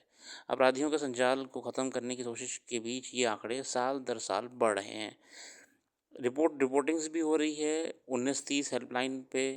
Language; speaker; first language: Hindi; native; Hindi